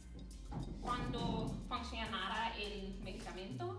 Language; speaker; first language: Spanish; non-native, learner; English